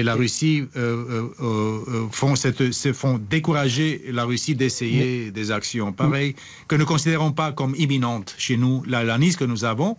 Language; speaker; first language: French; non-native, fluent; Romanian